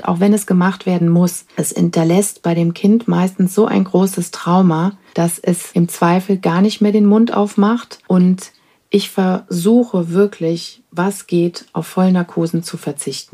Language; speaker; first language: German; native; German